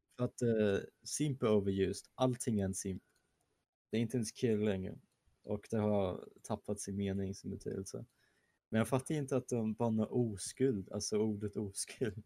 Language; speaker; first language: Swedish; early bilingual, other home language; German